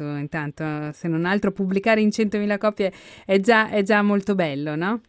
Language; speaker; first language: Italian; native; Italian